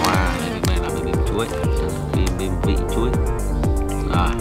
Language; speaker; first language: Vietnamese; native; Vietnamese